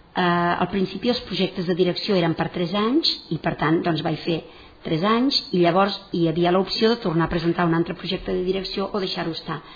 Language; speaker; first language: Catalan; non-native, local second language; Spanish